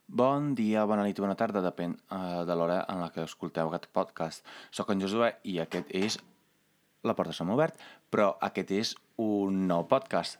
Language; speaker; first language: Catalan; non-native, fluent; Italian